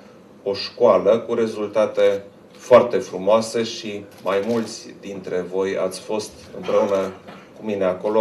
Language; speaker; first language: Romanian; non-native, local second language; German